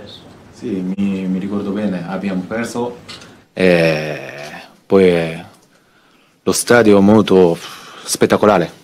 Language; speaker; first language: Italian; non-native, learner; Japanese